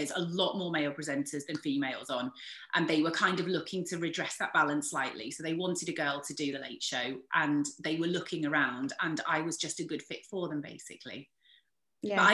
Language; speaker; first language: English; native; English